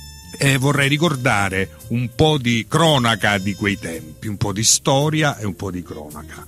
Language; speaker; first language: Italian; native; Italian